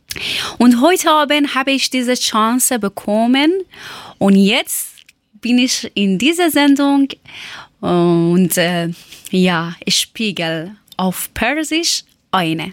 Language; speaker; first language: German; non-native, learner; Persian